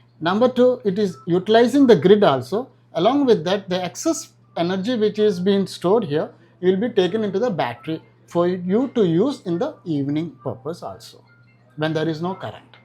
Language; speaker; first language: English; non-native, local second language; Malayalam